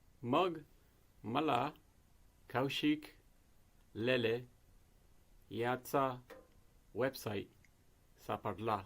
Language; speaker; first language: Marathi; non-native, learner; Spanish